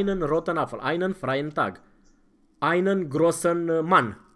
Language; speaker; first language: German; non-native, fluent; Romanian